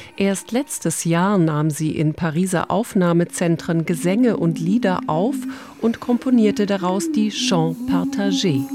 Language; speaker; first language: German; native; German